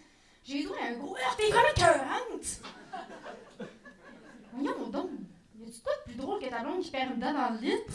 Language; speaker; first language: French; native; French